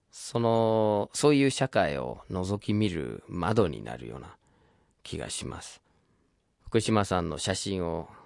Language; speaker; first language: Japanese; non-native, fluent; English